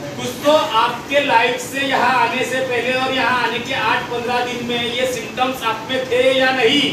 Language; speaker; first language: Hindi; non-native, local second language; Marathi